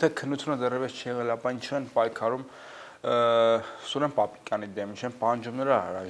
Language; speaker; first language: Armenian; native; Armenian